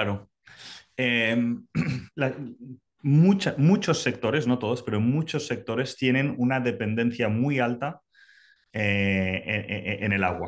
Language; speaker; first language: Spanish; native; Spanish